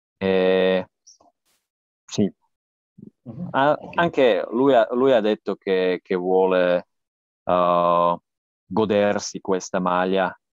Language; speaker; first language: Italian; non-native, learner; Slovak